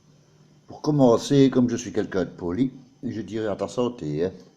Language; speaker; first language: French; native; French